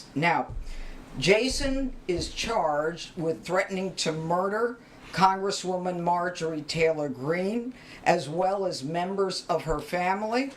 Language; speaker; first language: English; native; English